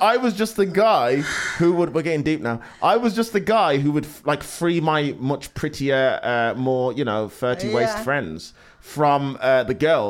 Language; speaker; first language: English; native; English